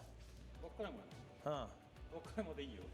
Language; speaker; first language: Japanese; native; Japanese